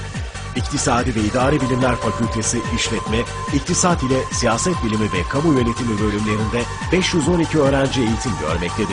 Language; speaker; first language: Turkish; native; Turkish